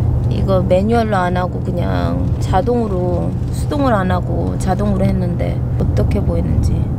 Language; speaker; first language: Korean; native; Korean